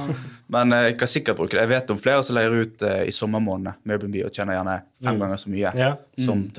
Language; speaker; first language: Norwegian; native; Norwegian